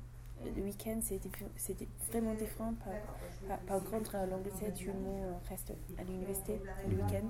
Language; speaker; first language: French; non-native, learner; English